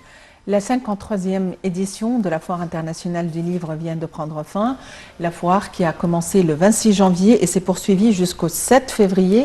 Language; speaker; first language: French; non-native, fluent; Arabic